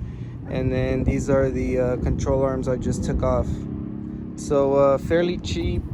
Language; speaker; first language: English; native; English